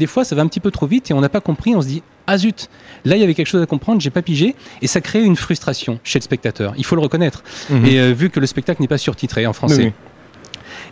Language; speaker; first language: French; native; French